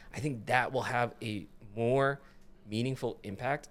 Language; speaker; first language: English; non-native, local second language; Filipino